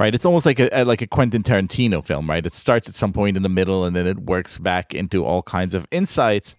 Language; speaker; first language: English; native; English